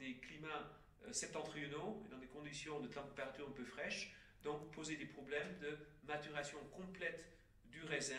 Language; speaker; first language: French; native; French